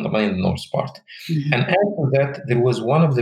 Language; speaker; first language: English; non-native, fluent; Arabic